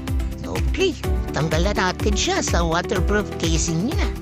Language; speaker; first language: Filipino; native; Filipino